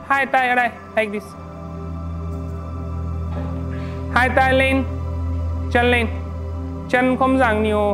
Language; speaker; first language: Vietnamese; non-native, learner; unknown